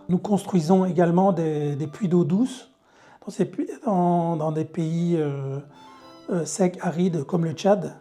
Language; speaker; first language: French; early bilingual, other home language; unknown